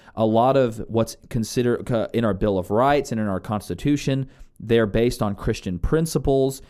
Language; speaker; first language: English; native; English